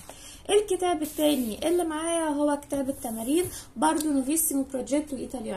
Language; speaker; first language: Arabic; native; Arabic